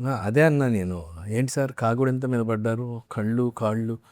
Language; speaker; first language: Telugu; native; Telugu